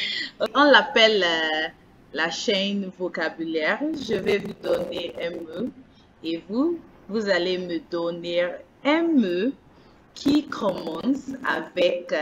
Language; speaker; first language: French; non-native, fluent; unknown